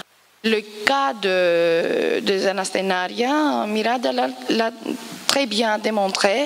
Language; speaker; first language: French; non-native, fluent; Greek